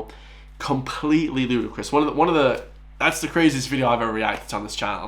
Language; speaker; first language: English; native; English